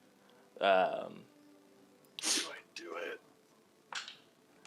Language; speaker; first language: English; native; English